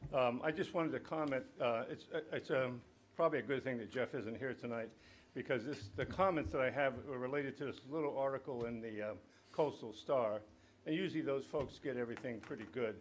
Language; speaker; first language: English; native; English